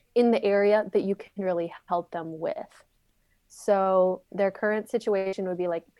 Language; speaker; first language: English; native; English